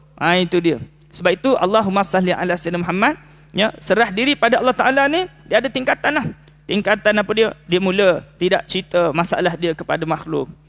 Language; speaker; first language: Malay; native; Malay